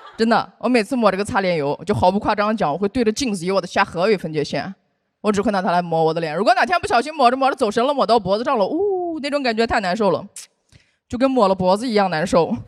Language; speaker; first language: Chinese; non-native, local second language; Uyghur